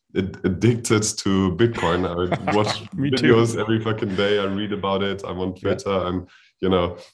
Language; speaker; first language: English; non-native, fluent; German